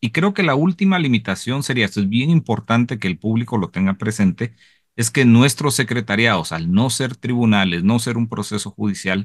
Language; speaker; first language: Spanish; native; Spanish